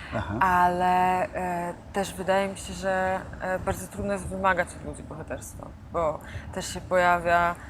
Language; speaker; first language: Polish; native; Polish